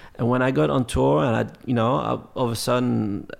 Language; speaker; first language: English; non-native, fluent; French